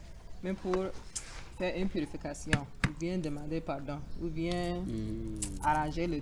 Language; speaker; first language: French; non-native, learner; English